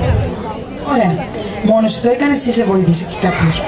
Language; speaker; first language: Greek; native; Greek